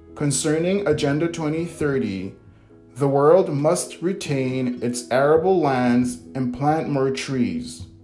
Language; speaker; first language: English; early bilingual, other home language; Portuguese